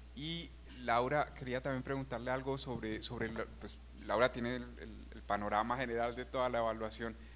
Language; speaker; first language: Spanish; native; Spanish